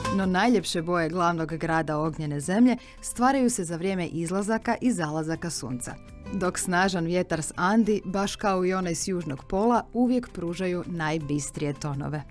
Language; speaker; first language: Croatian; native; Croatian